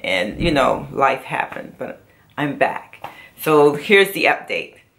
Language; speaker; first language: English; native; English